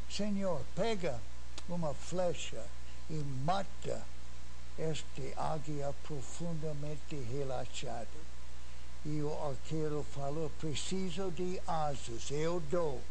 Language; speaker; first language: Portuguese; non-native, fluent; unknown